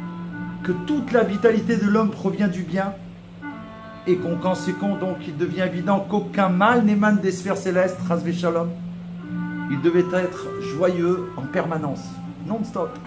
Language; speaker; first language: French; native; French